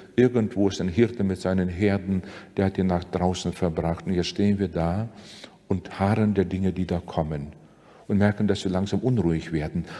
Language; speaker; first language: German; non-native, fluent; Latvian